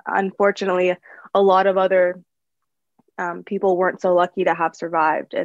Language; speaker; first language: English; native; English